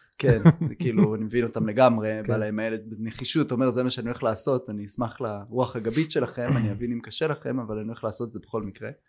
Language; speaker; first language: Hebrew; native; Hebrew